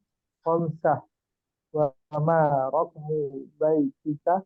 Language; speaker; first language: Arabic; non-native, learner; Indonesian